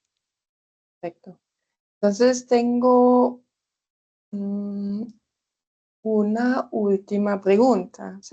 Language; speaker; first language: Spanish; non-native, fluent; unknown